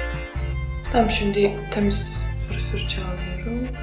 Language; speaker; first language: Turkish; non-native, fluent; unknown